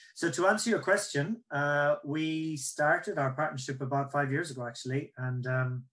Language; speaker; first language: English; native; English